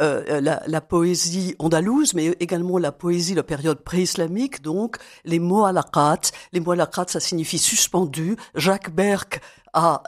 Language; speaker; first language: French; native; French